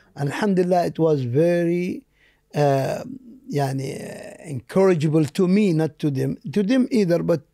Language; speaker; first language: English; non-native, fluent; Arabic